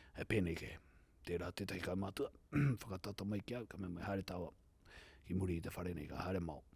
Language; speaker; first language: Māori; native; Māori